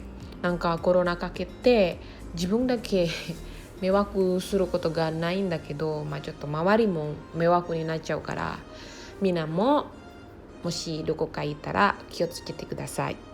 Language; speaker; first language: Japanese; non-native, learner; Indonesian